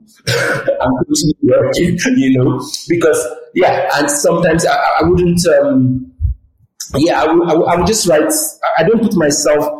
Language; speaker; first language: English; non-native, local second language; Yoruba